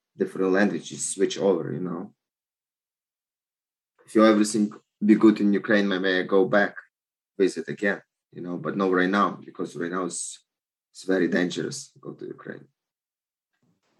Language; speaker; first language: English; non-native, learner; Ukrainian